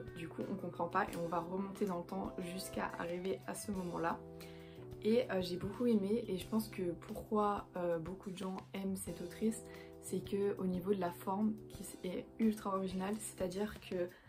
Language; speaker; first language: French; native; French